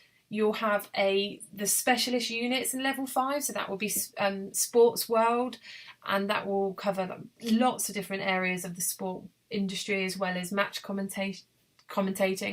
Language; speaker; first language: English; native; English